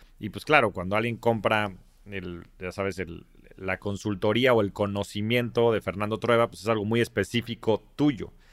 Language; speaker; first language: Spanish; native; Spanish